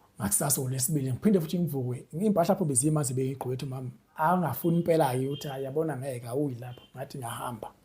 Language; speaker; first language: Zulu; native; Zulu